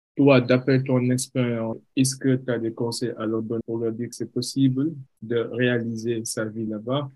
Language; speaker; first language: French; non-native, local second language; Wolof